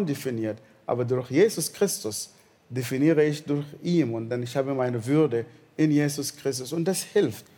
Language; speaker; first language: German; non-native, fluent; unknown